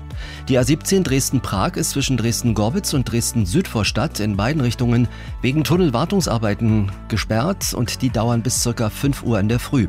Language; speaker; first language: German; native; German